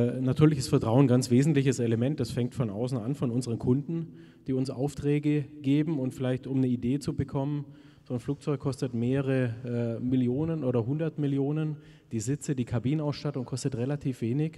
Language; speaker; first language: German; native; German